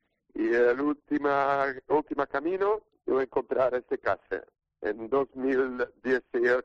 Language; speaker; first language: Spanish; non-native, learner; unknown